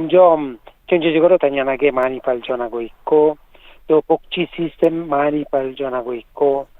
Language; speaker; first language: Korean; non-native, learner; Italian